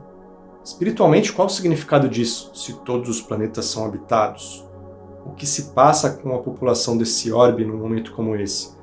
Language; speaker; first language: Portuguese; native; Portuguese